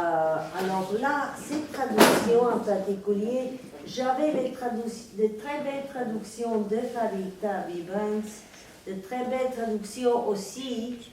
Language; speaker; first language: French; non-native, fluent; Serbian